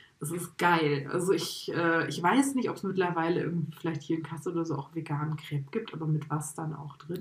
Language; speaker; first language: German; native; German